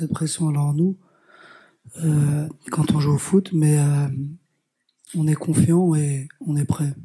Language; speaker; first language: French; early bilingual, other home language; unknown